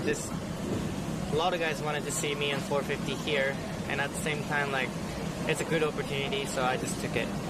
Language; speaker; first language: English; early bilingual, other home language; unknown